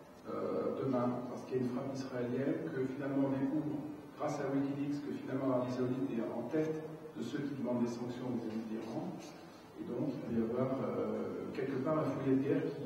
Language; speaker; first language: French; native; French